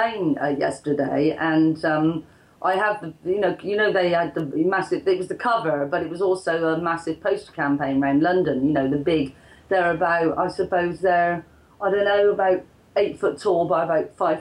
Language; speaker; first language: English; native; English